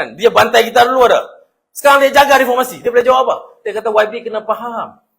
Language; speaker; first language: Malay; native; Malay